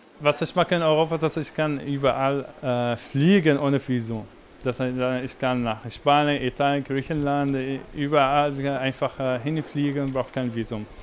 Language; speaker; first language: German; non-native, learner; Arabic